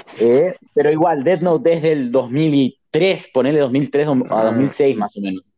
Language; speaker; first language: Spanish; native; Spanish